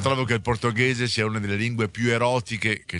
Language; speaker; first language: Italian; native; Italian